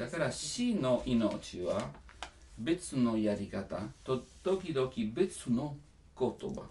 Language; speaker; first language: Japanese; non-native, learner; Italian